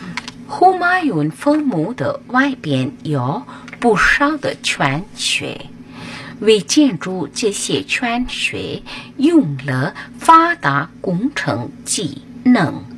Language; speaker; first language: Chinese; non-native, learner; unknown